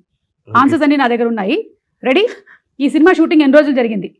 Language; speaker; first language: Telugu; native; Telugu